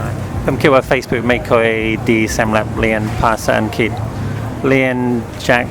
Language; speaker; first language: Thai; non-native, fluent; English